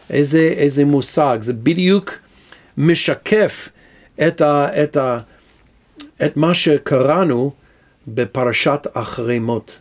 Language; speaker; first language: Hebrew; non-native, fluent; English